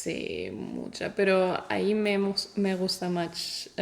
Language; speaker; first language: Spanish; non-native, fluent; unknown